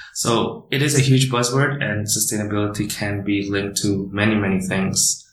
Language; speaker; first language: English; non-native, fluent; Indonesian